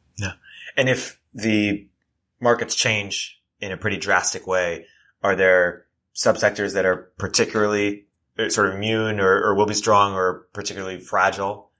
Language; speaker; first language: English; native; English